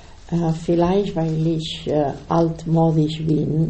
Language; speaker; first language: German; non-native, learner; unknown